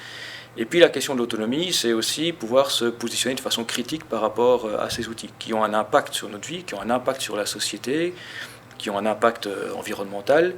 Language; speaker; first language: French; native; French